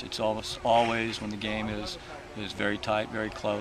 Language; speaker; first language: English; native; English